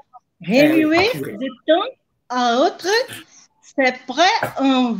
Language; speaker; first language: French; non-native, learner; Portuguese